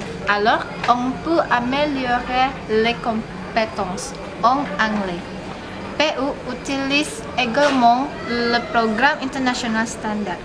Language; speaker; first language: French; non-native, learner; Indonesian